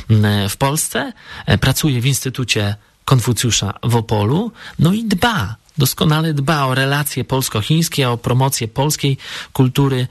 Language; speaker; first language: Polish; native; Polish